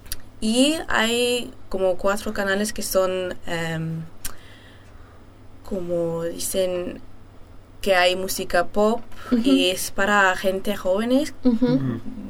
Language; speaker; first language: Spanish; early bilingual, heritage; German